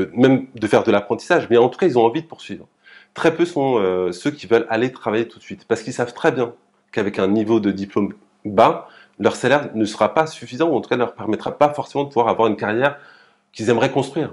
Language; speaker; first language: French; native; French